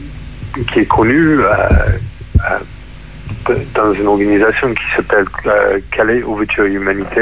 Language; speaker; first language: French; non-native, fluent; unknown